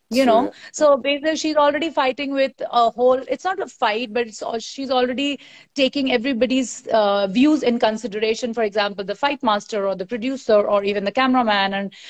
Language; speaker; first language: English; non-native, local second language; Hindi